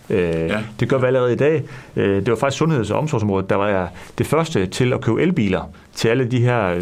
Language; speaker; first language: Danish; native; Danish